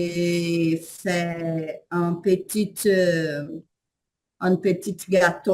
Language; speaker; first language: French; non-native, learner; Portuguese